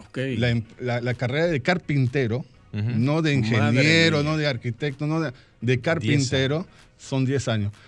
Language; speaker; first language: Spanish; early bilingual, heritage; Spanish